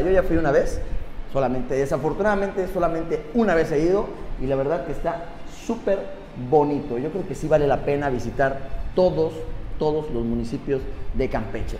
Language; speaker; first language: Spanish; native; Spanish